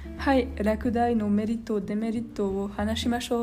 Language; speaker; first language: Japanese; non-native, learner; French